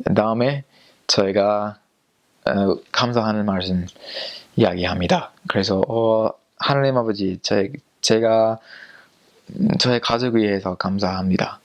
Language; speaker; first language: Korean; non-native, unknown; English